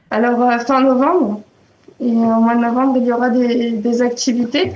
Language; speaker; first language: French; native; French